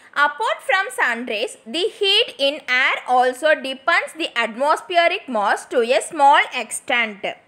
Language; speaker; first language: English; non-native, local second language; Tamil